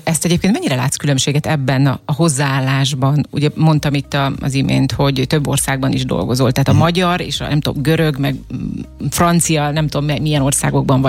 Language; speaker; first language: Hungarian; native; Hungarian